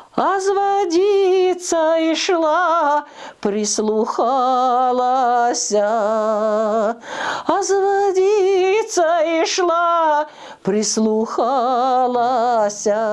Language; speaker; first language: Ukrainian; native; Ukrainian